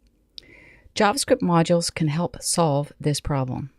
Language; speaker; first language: English; native; English